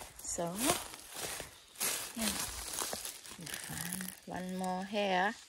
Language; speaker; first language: English; non-native, learner; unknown